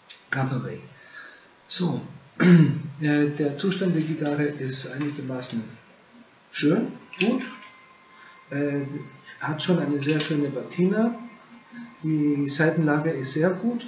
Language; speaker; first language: German; non-native, fluent; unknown